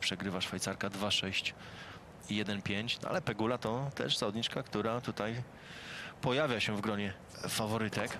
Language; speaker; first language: Polish; native; Polish